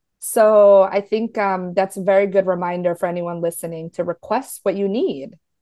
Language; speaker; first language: English; early bilingual, other home language; Spanish